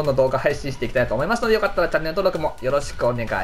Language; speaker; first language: Japanese; native; Japanese